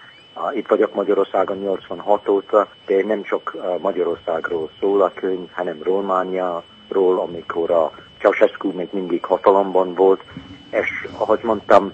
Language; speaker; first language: Hungarian; non-native, fluent; English